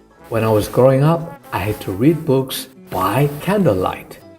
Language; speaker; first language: English; non-native, fluent; Korean